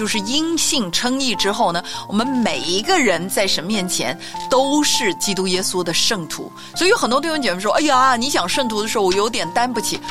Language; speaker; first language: Chinese; native; Chinese